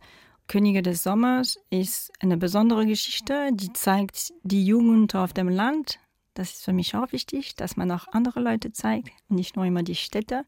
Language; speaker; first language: German; non-native, fluent; French